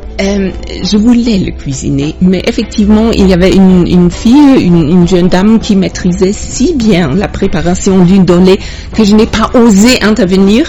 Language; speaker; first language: French; non-native, fluent; German